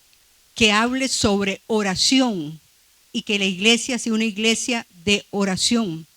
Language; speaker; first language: Spanish; native; Spanish